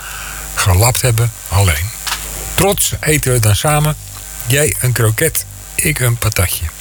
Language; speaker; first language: Dutch; native; Dutch